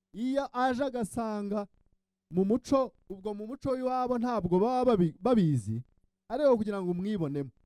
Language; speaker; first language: Kinyarwanda; early bilingual, heritage; Kinyarwanda